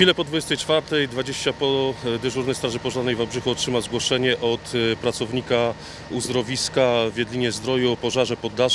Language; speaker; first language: Polish; native; Polish